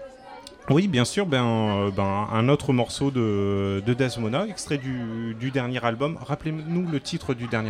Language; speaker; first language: French; native; French